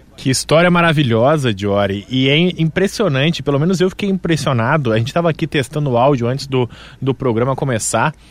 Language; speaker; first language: Portuguese; native; Portuguese